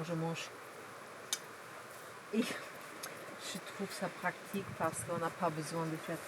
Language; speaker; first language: French; non-native, fluent; German